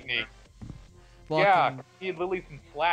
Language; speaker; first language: English; native; English